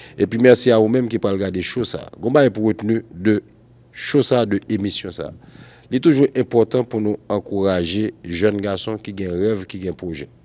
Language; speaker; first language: French; non-native, local second language; Haitian Creole